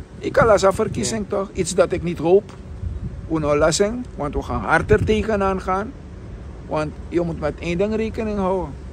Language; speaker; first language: Dutch; native; Dutch